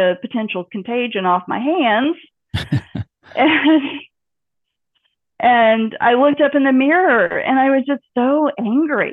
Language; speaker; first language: English; native; English